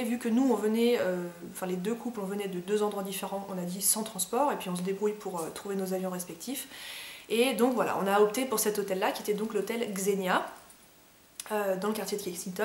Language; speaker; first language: French; native; French